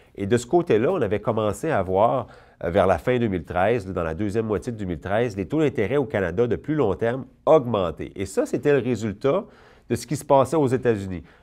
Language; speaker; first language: French; native; French